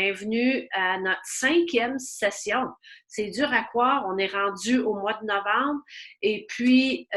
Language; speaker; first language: French; non-native, fluent; English